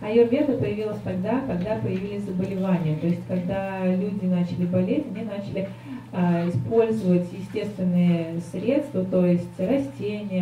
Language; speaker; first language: Russian; native; Russian